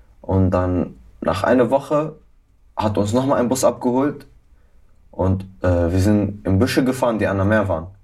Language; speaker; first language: German; early bilingual, other home language; Arabic